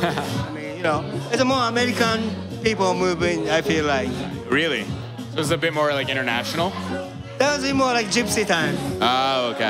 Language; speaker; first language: English; non-native, learner; Japanese